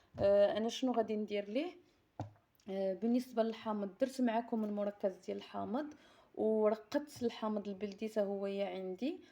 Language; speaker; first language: Arabic; native; Arabic